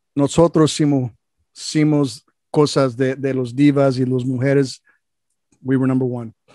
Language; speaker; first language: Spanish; non-native, learner; English